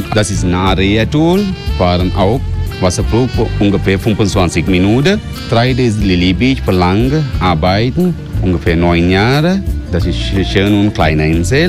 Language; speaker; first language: German; non-native, learner; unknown